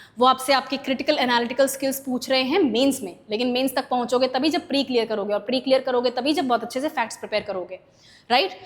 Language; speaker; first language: Hindi; native; Hindi